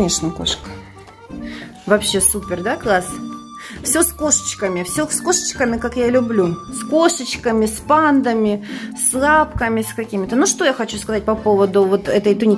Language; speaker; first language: Russian; native; Russian